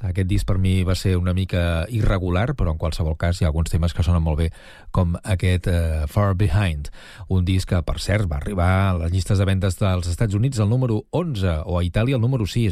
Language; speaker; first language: Catalan; native; Catalan